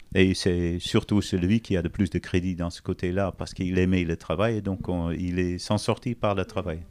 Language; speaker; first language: French; non-native, fluent; Dutch